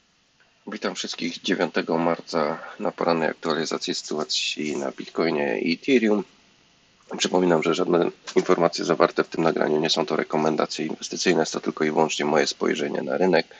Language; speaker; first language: Polish; native; Polish